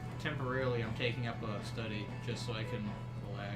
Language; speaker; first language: English; native; English